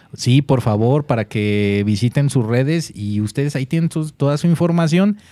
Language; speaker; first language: Spanish; native; Spanish